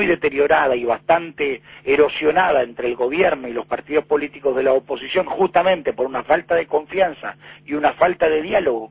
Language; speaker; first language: Spanish; native; Spanish